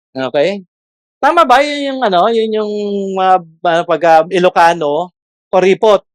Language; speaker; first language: Filipino; non-native, local second language; Iloko